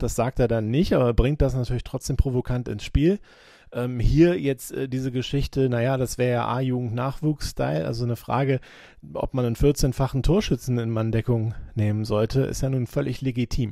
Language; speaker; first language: German; native; German